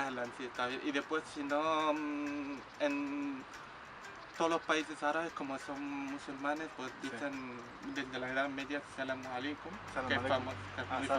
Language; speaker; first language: Spanish; non-native, local second language; Arabic